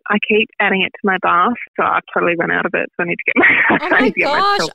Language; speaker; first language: English; native; English